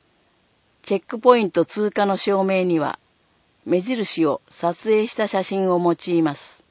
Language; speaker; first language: Japanese; native; Japanese